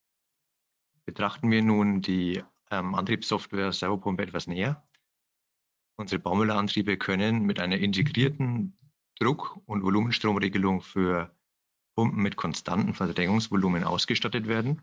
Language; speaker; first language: German; native; German